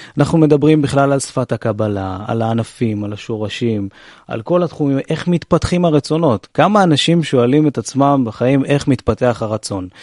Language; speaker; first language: Hebrew; native; Hebrew